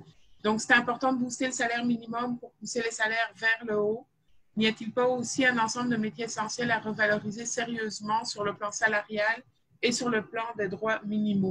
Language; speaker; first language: French; native; French